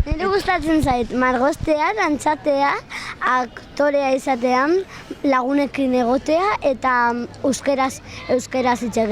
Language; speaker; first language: Basque; non-native, local second language; Spanish